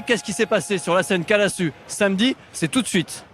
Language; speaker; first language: French; native; French